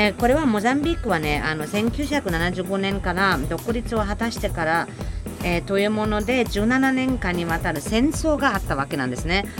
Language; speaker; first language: Japanese; non-native, fluent; German